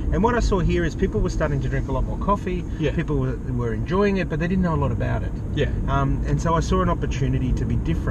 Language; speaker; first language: English; native; English